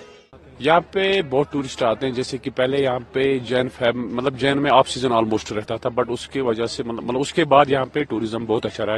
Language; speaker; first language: Hindi; non-native, local second language; Kashmiri